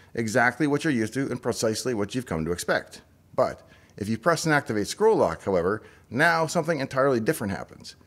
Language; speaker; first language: English; native; English